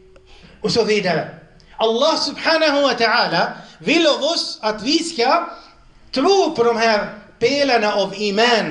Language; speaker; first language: Swedish; non-native, local second language; Arabic